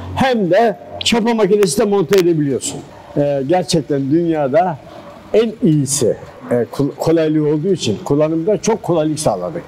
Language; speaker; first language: Turkish; native; Turkish